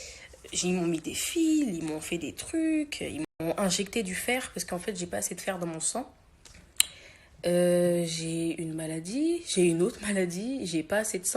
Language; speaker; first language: French; native; French